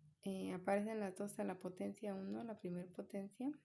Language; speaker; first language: Spanish; native; Spanish